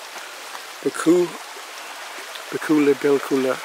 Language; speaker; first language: French; non-native, learner; English